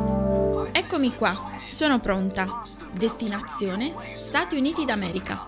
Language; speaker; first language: Italian; native; Italian